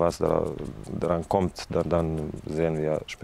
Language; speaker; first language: German; non-native, fluent; Serbian